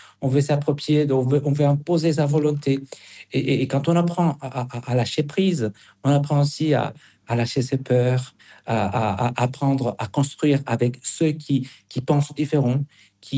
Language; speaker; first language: French; non-native, fluent; Spanish